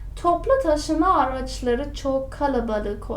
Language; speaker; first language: Turkish; non-native, fluent; Persian